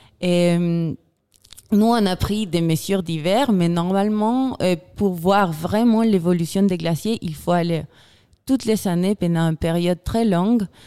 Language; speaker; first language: French; non-native, fluent; Spanish